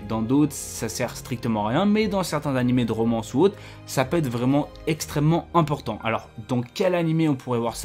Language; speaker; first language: French; native; French